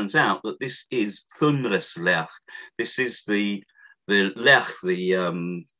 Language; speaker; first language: English; native; English